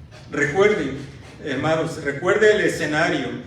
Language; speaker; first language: Spanish; native; Spanish